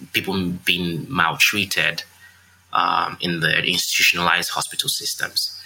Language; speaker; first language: English; non-native, local second language; Yoruba